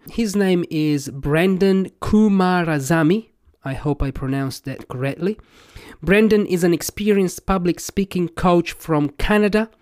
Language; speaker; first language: English; non-native, fluent; Italian